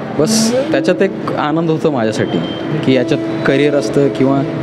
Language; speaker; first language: Marathi; non-native, local second language; Lambadi